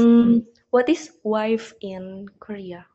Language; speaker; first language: English; non-native, learner; Indonesian